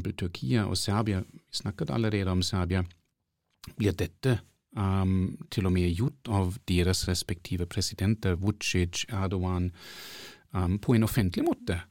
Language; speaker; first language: Norwegian; non-native, fluent; German